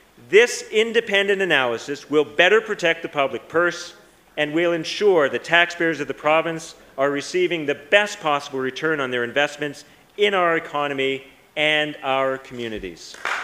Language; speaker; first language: English; native; English